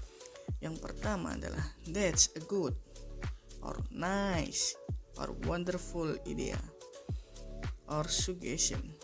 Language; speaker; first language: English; non-native, learner; Indonesian